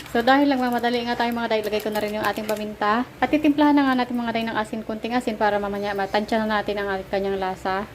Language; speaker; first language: Filipino; non-native, local second language; Bikol